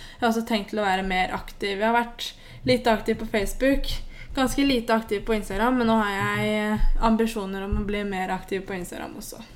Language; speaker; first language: Norwegian; native; Norwegian